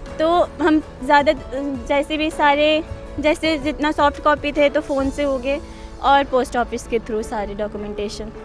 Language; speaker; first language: Hindi; non-native, local second language; Bangla